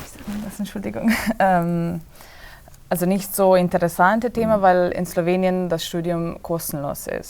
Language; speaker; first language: German; non-native, fluent; Slovenian